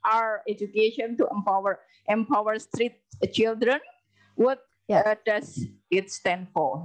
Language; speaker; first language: English; non-native, learner; Indonesian